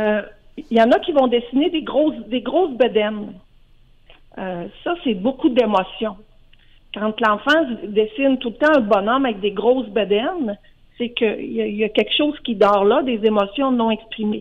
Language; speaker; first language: French; native; French